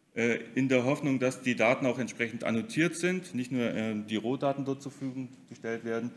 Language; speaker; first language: German; native; German